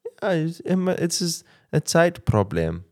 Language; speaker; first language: German; non-native, learner; English